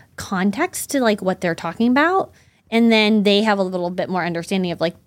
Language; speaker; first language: English; early bilingual, other home language; Chinese